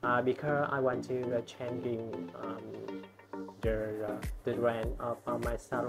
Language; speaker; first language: English; non-native, learner; Vietnamese